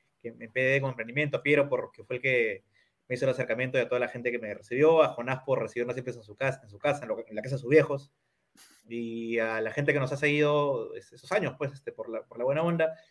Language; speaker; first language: Spanish; native; Spanish